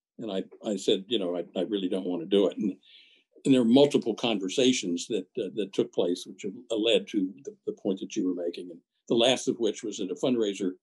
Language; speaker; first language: English; native; English